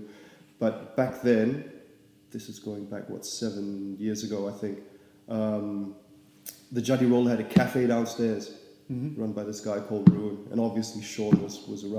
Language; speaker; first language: English; native; English